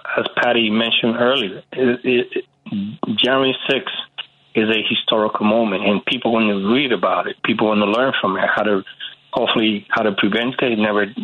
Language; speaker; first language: English; early bilingual, other home language; Spanish